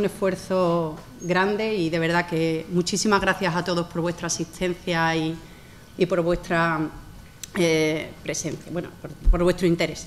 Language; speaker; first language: Spanish; native; Spanish